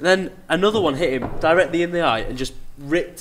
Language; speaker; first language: English; native; English